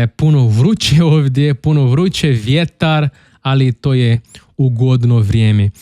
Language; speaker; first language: Bosnian; non-native, learner; Portuguese